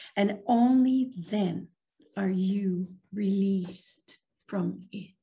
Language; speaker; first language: English; non-native, fluent; Spanish